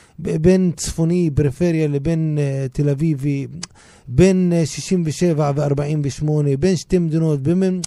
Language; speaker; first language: Hebrew; non-native, local second language; Arabic